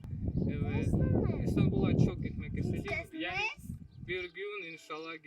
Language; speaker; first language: Turkish; non-native, learner; Armenian